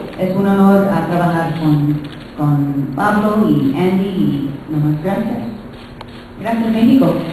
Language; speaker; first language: Spanish; early bilingual, heritage; English